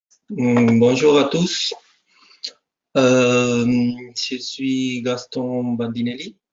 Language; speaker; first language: French; non-native, fluent; Spanish